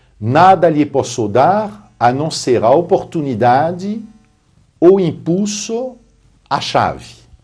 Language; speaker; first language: Portuguese; non-native, fluent; French